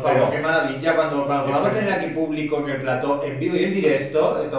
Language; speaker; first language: Spanish; native; Spanish